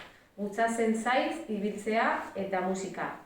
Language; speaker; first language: Basque; non-native, learner; Spanish